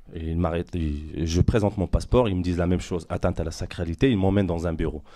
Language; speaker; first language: French; non-native, local second language; Arabic